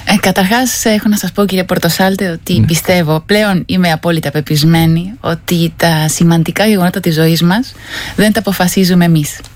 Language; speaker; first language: Greek; non-native, fluent; Spanish